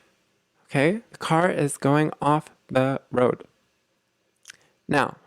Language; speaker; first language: English; native; English